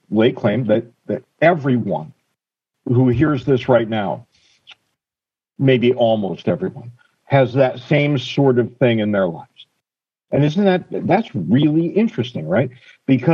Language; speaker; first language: English; native; English